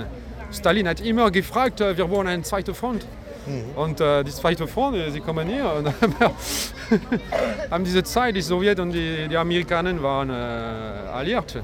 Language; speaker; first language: German; non-native, learner; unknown